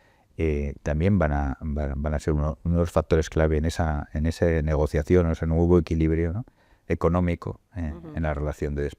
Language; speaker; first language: Spanish; native; Spanish